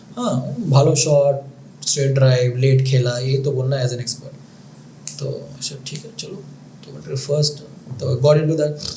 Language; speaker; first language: Hindi; native; Hindi